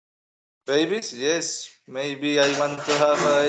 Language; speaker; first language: English; non-native, learner; Spanish